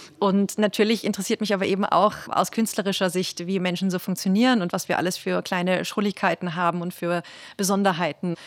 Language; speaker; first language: German; native; German